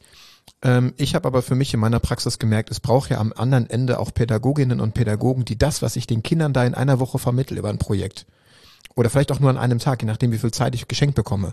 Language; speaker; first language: German; native; German